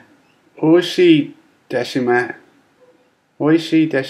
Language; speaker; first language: Japanese; non-native, learner; English